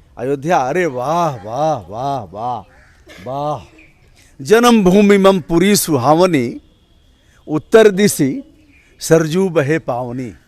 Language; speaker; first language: Hindi; native; Hindi